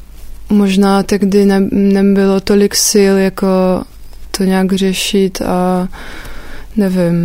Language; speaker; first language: Czech; non-native, fluent; Russian